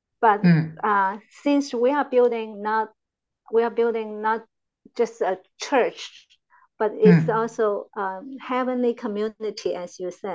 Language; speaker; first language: English; non-native, learner; Chinese